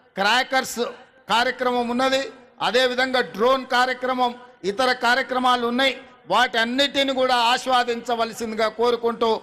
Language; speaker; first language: Telugu; native; Telugu